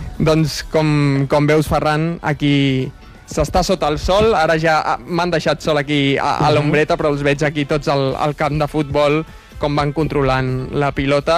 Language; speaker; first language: Catalan; native; Catalan